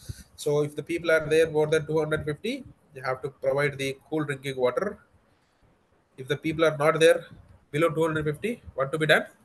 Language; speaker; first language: English; non-native, local second language; Telugu